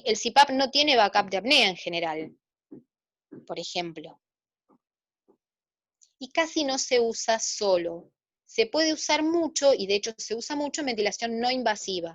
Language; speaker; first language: Spanish; native; Spanish